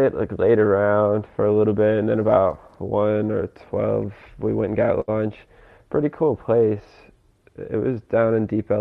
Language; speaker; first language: English; native; English